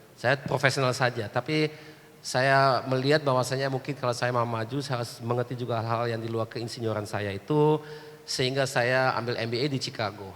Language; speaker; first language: Indonesian; early bilingual, heritage; Indonesian